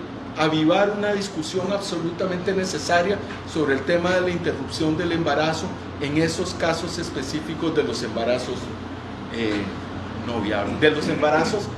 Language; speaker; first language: Spanish; native; Spanish